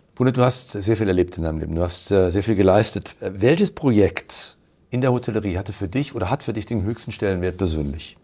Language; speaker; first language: German; native; German